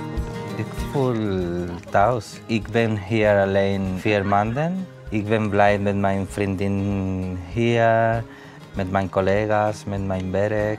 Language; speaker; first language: Dutch; non-native, learner; Spanish